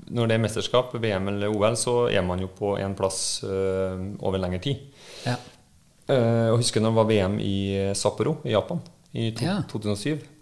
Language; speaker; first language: Norwegian; native; Norwegian